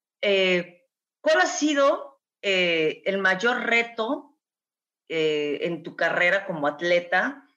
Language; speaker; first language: Spanish; native; Spanish